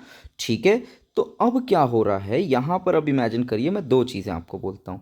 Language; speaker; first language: Hindi; native; Hindi